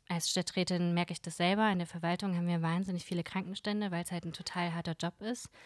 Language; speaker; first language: German; early bilingual, other home language; Russian